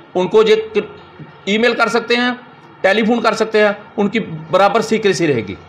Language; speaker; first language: Hindi; native; Hindi